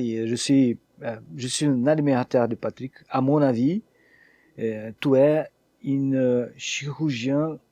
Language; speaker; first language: French; non-native, fluent; Portuguese